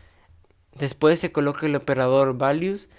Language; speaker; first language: Spanish; native; Spanish